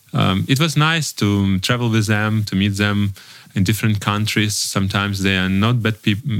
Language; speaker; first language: English; non-native, learner; Russian